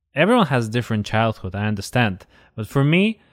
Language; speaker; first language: English; non-native, fluent; Russian